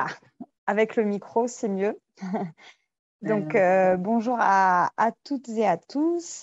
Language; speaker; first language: French; native; French